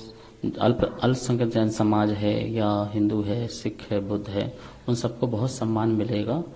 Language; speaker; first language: Hindi; native; Hindi